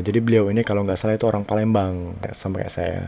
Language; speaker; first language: Indonesian; native; Indonesian